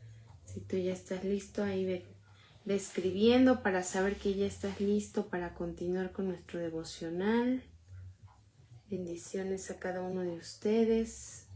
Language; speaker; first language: Spanish; native; Spanish